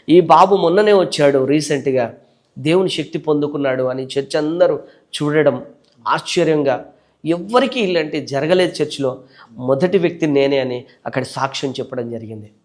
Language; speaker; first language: Telugu; native; Telugu